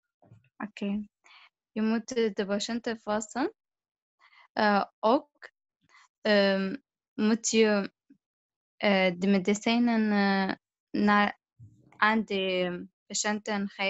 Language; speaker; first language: Dutch; non-native, learner; Arabic